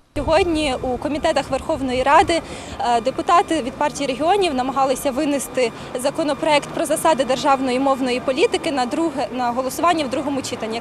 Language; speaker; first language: Ukrainian; native; Ukrainian